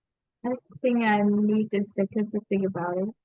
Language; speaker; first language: English; non-native, learner; Vietnamese